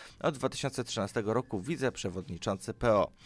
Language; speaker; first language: Polish; native; Polish